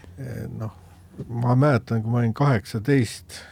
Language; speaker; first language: Estonian; native; Estonian